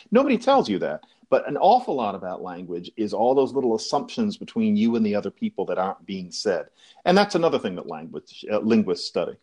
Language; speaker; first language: English; native; English